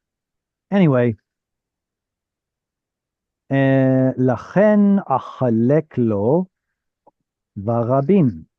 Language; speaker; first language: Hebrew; non-native, fluent; English